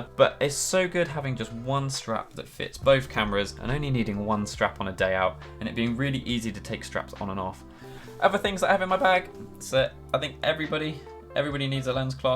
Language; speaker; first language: English; native; English